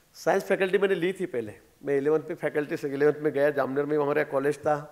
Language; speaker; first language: Hindi; non-native, local second language; Marathi